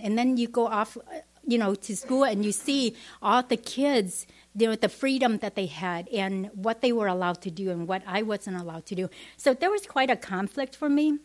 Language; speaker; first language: English; non-native, fluent; Vietnamese